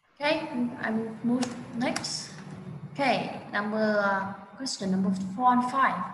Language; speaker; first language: English; non-native, fluent; Vietnamese